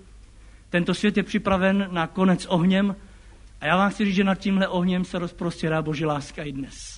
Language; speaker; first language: Czech; native; Czech